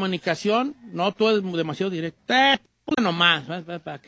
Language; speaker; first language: Spanish; native; Spanish